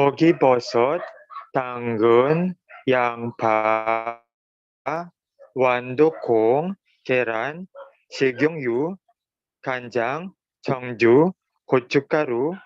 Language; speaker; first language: Korean; non-native, learner; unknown